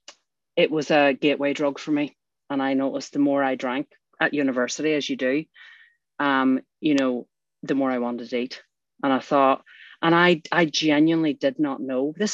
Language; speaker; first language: English; native; English